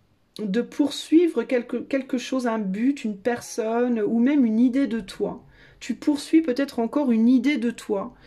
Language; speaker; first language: French; native; French